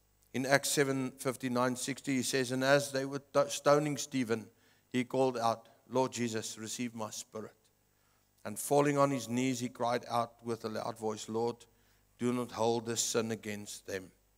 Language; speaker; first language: English; non-native, local second language; Afrikaans